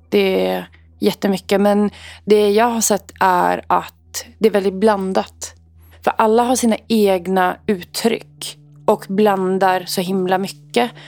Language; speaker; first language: Swedish; early bilingual, other home language; Arabic